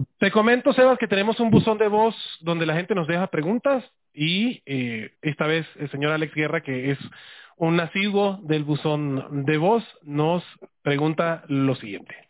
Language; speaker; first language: Spanish; native; Spanish